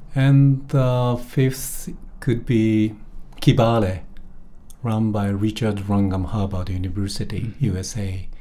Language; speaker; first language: English; non-native, fluent; Japanese